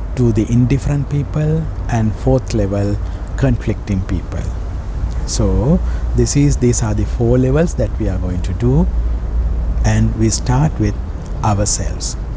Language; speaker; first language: English; non-native, local second language; Sinhala